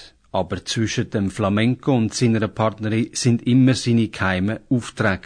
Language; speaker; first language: German; native; German